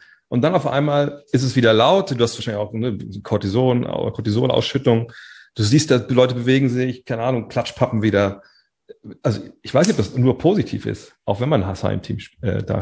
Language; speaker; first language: German; native; German